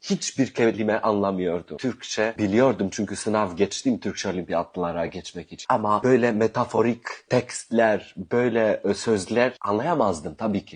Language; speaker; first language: Turkish; non-native, fluent; Albanian